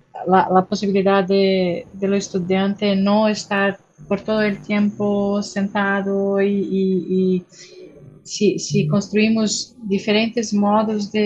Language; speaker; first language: Spanish; non-native, fluent; Portuguese